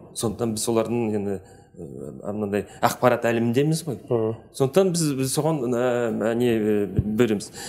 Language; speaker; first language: Kazakh; native; Kazakh